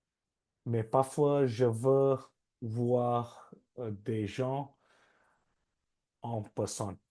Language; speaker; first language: French; non-native, learner; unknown